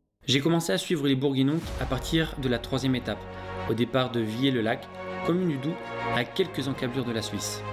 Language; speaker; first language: French; native; French